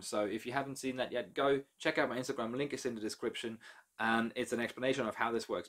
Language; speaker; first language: English; non-native, fluent; German